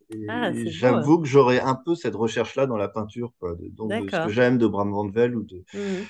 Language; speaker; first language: French; native; French